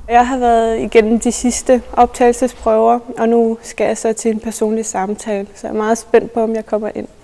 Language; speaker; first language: Danish; native; Danish